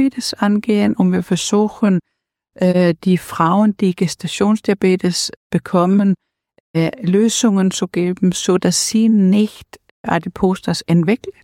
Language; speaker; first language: German; non-native, learner; Danish